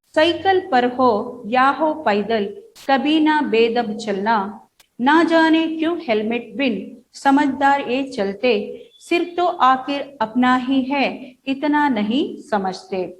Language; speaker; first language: Hindi; non-native, local second language; Kannada